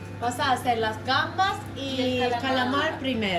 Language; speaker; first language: Spanish; non-native, fluent; Turkish